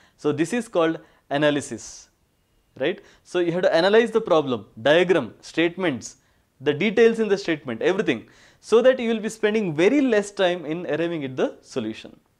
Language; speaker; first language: English; non-native, local second language; Kannada